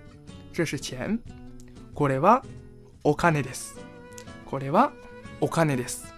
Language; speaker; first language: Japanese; non-native, fluent; Chinese